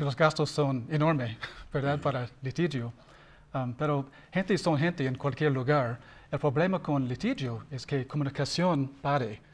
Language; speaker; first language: Spanish; non-native, learner; English